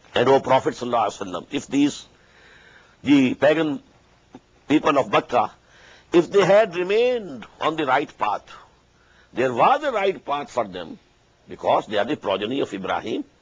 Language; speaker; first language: English; non-native, local second language; Urdu